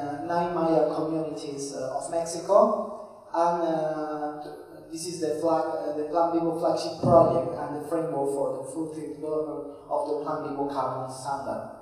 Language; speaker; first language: English; non-native, fluent; Spanish